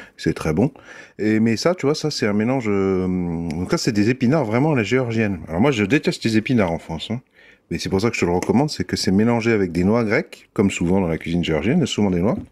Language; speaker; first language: French; native; French